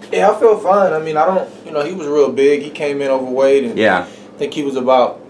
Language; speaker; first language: English; native; English